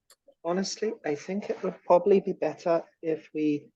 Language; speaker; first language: English; native; English